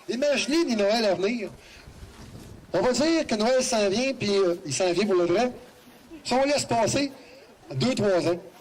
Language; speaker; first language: French; native; French